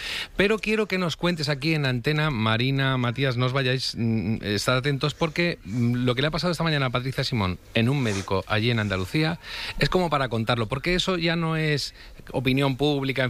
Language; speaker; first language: Spanish; native; Spanish